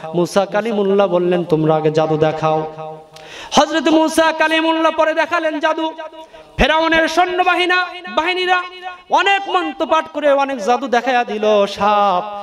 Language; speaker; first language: Bangla; native; Bangla